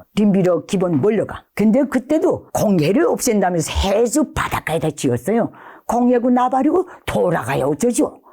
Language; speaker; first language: Korean; native; Korean